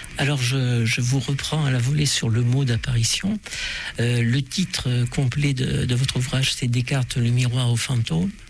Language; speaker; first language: French; native; French